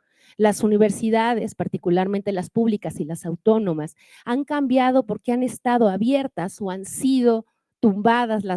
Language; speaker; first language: Spanish; native; Spanish